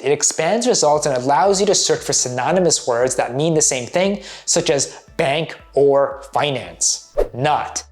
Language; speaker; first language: English; native; English